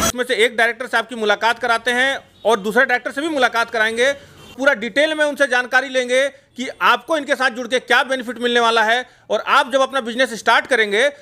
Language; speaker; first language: Hindi; native; Hindi